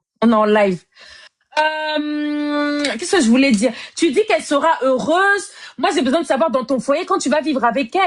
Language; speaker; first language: French; native; French